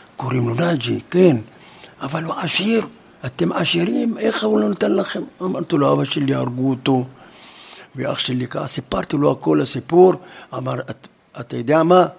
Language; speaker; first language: Hebrew; non-native, fluent; Arabic